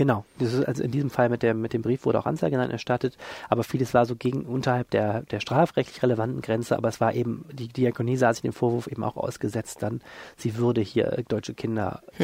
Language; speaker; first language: German; native; German